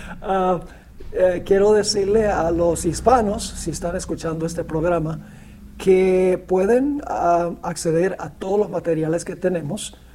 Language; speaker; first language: Spanish; early bilingual, other home language; English